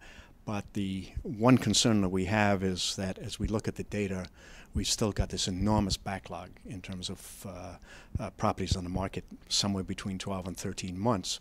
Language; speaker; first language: English; native; English